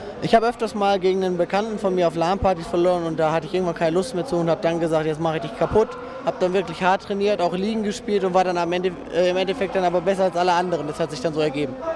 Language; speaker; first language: German; native; German